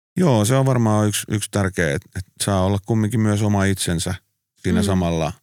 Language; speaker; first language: Finnish; native; Finnish